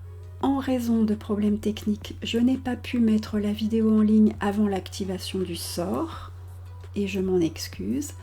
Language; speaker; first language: French; native; French